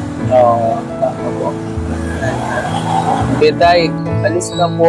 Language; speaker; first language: Filipino; non-native, learner; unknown